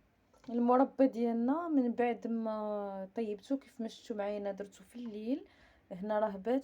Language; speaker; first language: Arabic; native; Arabic